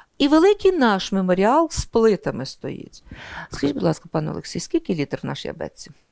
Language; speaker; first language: Ukrainian; native; Ukrainian